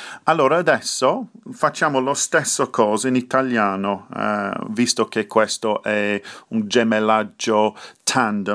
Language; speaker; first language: Italian; non-native, fluent; English